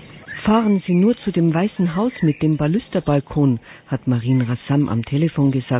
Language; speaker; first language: German; native; German